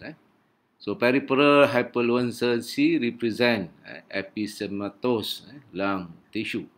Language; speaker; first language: English; non-native, local second language; Malay